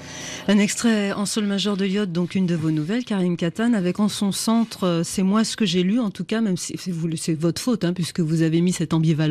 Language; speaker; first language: French; native; French